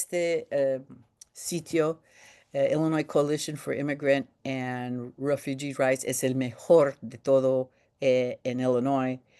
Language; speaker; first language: Spanish; early bilingual, heritage; Spanish